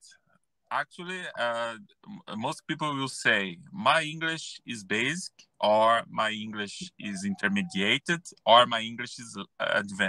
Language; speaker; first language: English; non-native, learner; Portuguese